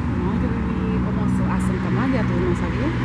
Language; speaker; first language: Spanish; non-native, learner; Haitian Creole